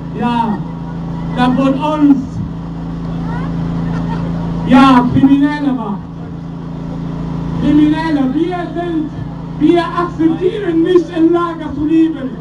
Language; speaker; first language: German; non-native, learner; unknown